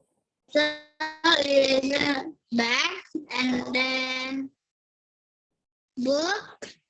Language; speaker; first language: English; non-native, learner; Indonesian